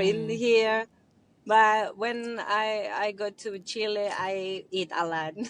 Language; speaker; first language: English; non-native, learner; Spanish